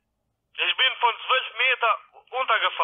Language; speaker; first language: German; non-native, learner; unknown